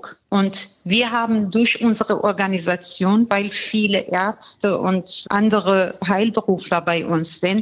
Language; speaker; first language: German; non-native, fluent; Persian